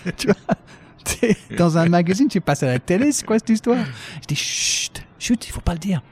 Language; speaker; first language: French; non-native, fluent; English